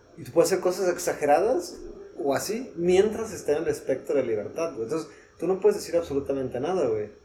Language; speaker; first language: Spanish; native; Spanish